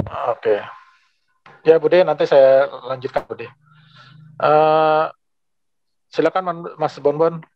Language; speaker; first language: Indonesian; native; Indonesian